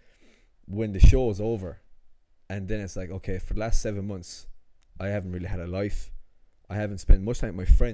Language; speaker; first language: English; native; English